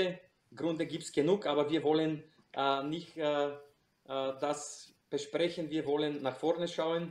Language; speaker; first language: German; non-native, fluent; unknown